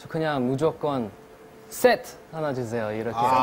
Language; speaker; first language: Korean; non-native, learner; English